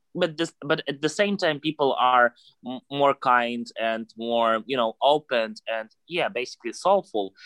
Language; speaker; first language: English; non-native, fluent; Russian